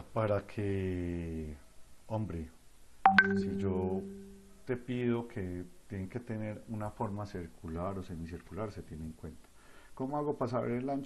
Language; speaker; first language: Spanish; native; Spanish